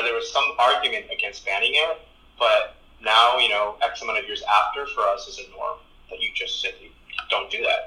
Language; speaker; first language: English; early bilingual, other home language; Spanish